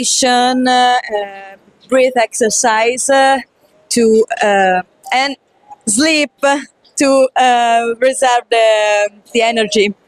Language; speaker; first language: English; non-native, fluent; Italian